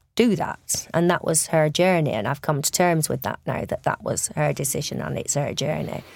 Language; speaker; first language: English; native; English